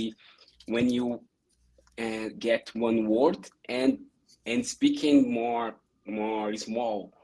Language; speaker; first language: English; non-native, learner; Portuguese